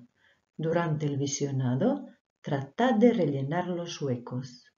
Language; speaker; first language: Spanish; non-native, fluent; Croatian